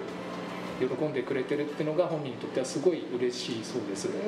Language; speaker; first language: Japanese; native; Japanese